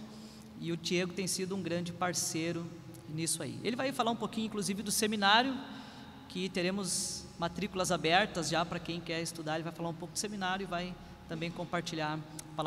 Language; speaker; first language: Portuguese; native; Portuguese